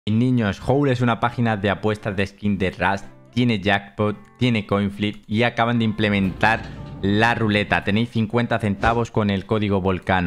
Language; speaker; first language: Spanish; native; Spanish